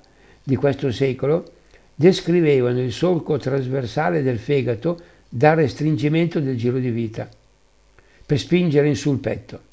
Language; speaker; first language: Italian; native; Italian